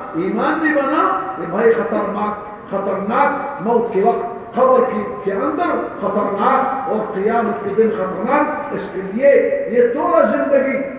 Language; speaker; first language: Urdu; non-native, learner; Arabic